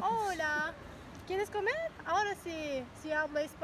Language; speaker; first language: Spanish; non-native, learner; Turkish